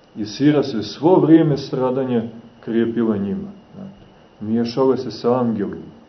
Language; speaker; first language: Serbian; native; Serbian